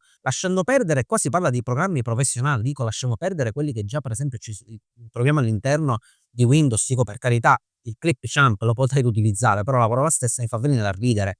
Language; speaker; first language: Italian; native; Italian